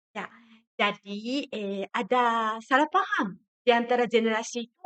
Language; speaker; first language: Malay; non-native, fluent; Japanese